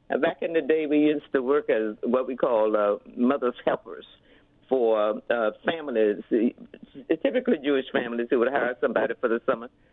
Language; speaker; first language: English; native; English